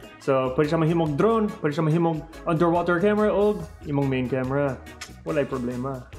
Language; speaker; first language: Cebuano; non-native, fluent; English